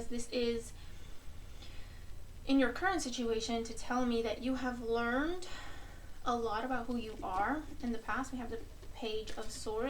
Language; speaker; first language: English; native; English